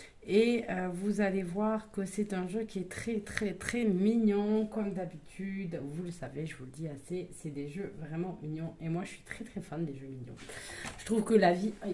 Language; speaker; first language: French; native; French